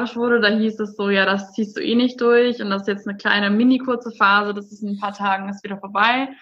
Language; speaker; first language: German; native; German